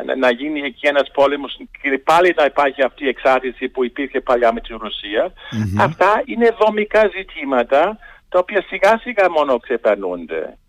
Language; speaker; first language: Greek; non-native, fluent; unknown